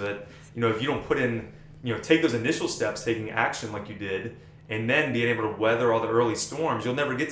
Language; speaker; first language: English; native; English